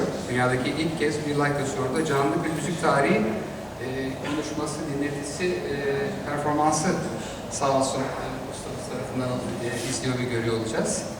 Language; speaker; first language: Turkish; native; Turkish